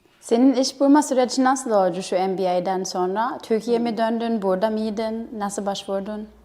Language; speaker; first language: Turkish; early bilingual, heritage; Turkish